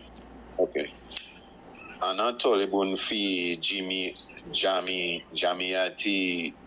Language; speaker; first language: Arabic; non-native, learner; English